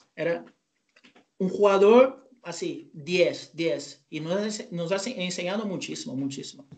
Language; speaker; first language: Spanish; non-native, fluent; Portuguese